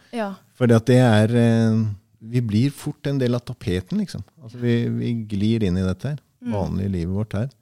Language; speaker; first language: Norwegian; early bilingual, heritage; Norwegian